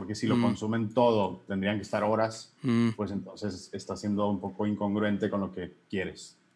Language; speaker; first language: Spanish; native; Spanish